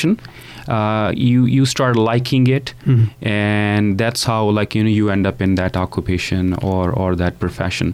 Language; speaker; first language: English; non-native, local second language; Punjabi